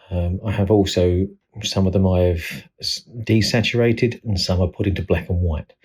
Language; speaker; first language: English; native; English